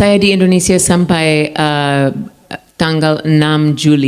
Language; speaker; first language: Indonesian; non-native, fluent; English